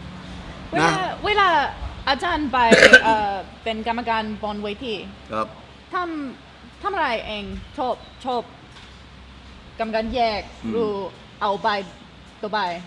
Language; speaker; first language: Thai; non-native, learner; English